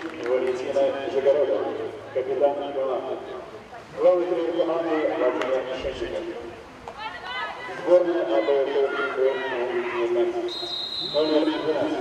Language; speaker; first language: Russian; native; Russian